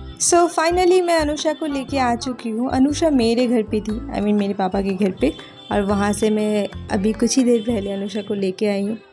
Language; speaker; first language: Hindi; native; Hindi